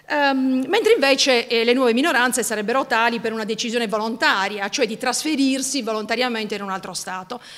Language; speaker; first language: Italian; native; Italian